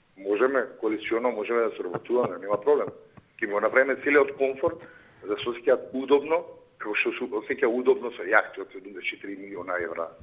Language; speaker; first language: Macedonian; native; Macedonian